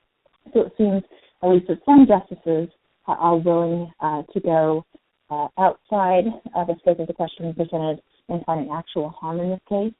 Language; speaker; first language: English; native; English